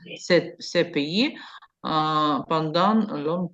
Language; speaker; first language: French; non-native, learner; Ukrainian